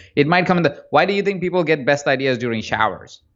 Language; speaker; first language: English; non-native, local second language; Hindi